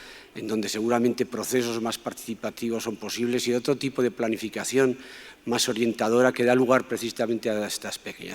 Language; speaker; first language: Spanish; native; Spanish